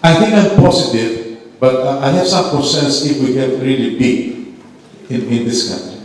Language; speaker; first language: English; non-native, fluent; Greek